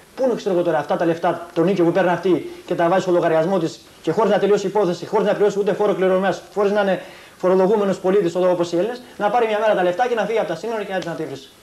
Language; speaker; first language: Greek; early bilingual, heritage; Greek